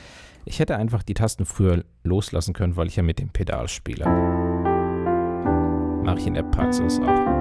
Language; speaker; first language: German; native; German